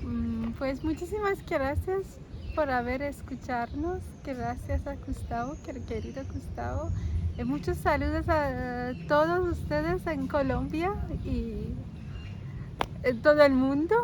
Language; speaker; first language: Spanish; non-native, learner; Persian